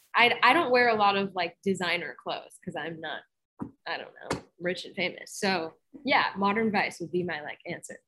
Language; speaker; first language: English; native; English